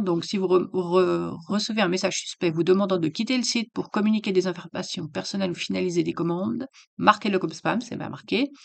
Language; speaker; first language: French; native; French